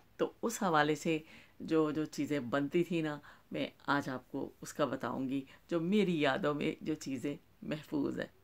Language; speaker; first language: Urdu; non-native, local second language; Punjabi